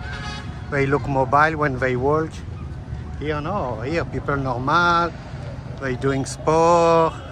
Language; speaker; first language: English; non-native, learner; Dutch